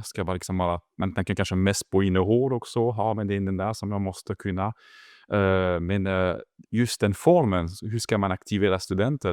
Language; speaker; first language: Swedish; non-native, fluent; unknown